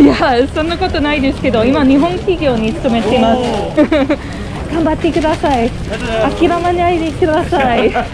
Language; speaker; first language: Japanese; non-native, fluent; English